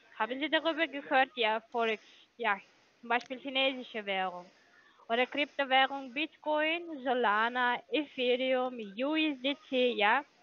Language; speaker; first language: German; non-native, learner; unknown